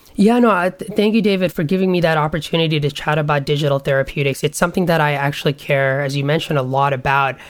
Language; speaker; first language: English; non-native, local second language; Bangla